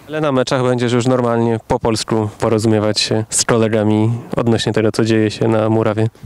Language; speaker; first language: Polish; native; Polish